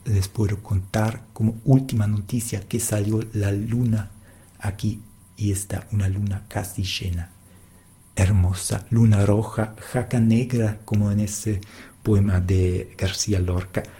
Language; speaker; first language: Spanish; non-native, fluent; German